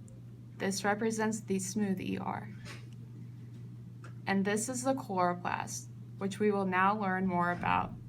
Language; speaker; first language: English; native; English